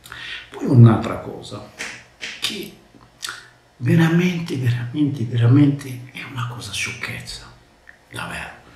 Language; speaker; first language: Italian; non-native, learner; Arabic